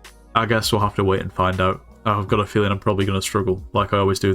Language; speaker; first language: English; native; English